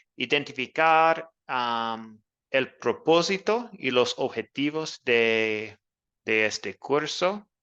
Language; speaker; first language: Spanish; non-native, learner; English